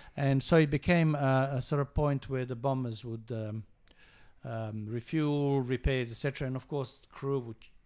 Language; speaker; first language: English; early bilingual, other home language; Croatian